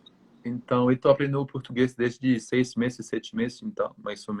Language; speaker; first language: Portuguese; non-native, learner; French